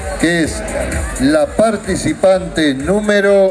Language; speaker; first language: Spanish; native; Spanish